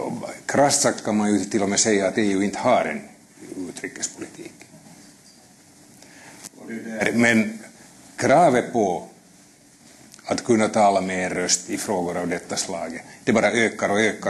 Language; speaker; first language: Swedish; native; Swedish